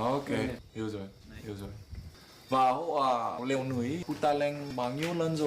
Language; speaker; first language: Vietnamese; non-native, learner; English